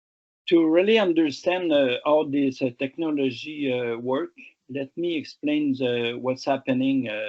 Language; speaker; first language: English; non-native, local second language; French